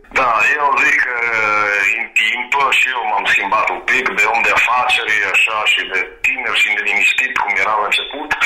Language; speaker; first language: Romanian; non-native, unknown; Italian